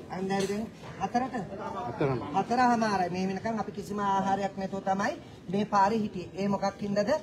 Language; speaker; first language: Sinhala; native; Sinhala